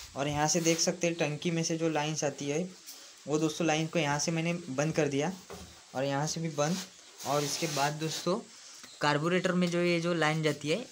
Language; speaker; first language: Hindi; non-native, local second language; Marathi